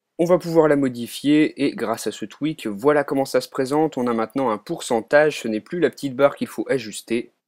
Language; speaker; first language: French; native; French